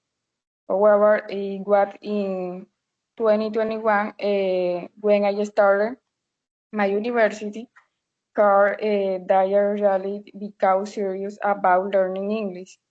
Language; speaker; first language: English; non-native, learner; Spanish